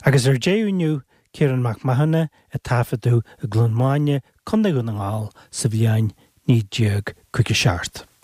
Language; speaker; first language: Irish; native; Irish